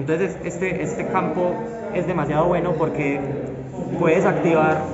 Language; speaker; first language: Spanish; native; Spanish